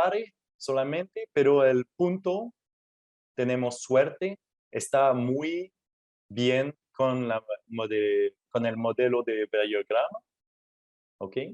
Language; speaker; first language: Spanish; non-native, fluent; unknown